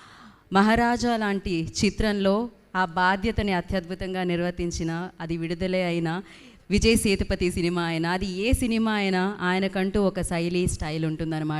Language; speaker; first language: Telugu; native; Telugu